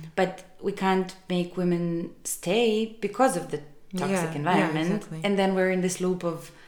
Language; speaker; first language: English; non-native, fluent; Serbian